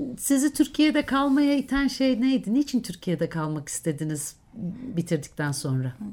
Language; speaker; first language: Turkish; native; Turkish